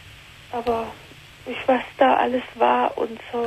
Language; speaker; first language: German; non-native, learner; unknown